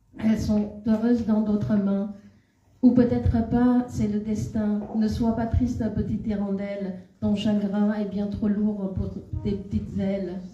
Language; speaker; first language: French; non-native, fluent; Khmer